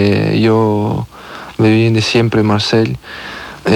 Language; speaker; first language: Spanish; non-native, learner; French